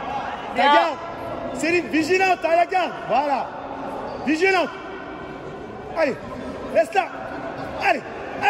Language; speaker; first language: French; native; French